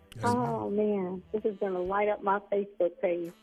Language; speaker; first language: English; native; English